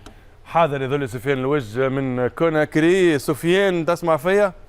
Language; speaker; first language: Arabic; native; Arabic